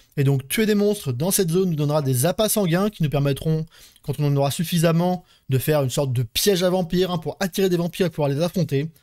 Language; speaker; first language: French; native; French